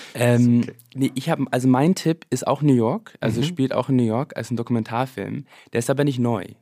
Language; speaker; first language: German; early bilingual, other home language; English